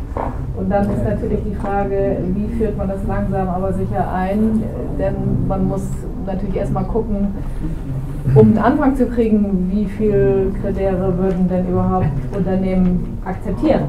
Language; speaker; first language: German; native; German